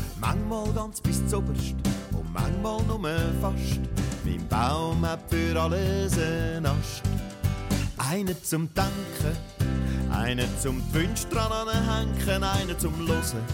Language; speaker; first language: German; native; German